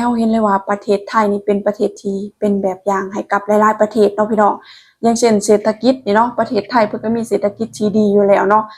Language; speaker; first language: Thai; non-native, local second language; Lao